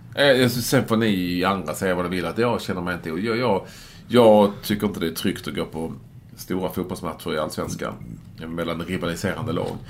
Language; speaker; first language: Swedish; native; Swedish